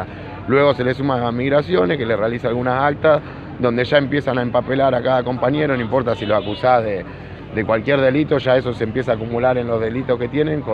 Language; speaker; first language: Spanish; native; Spanish